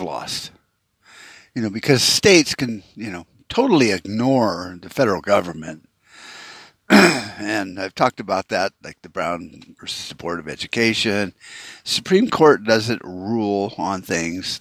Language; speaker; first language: English; native; English